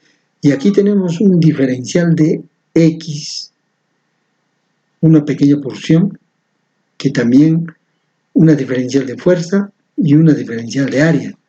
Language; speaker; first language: Spanish; native; Spanish